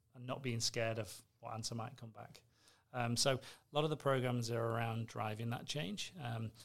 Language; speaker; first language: English; native; English